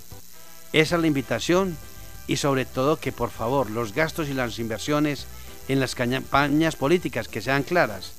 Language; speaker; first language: Spanish; native; Spanish